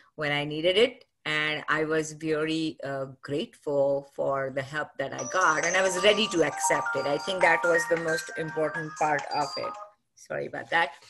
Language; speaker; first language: English; non-native, local second language; Marathi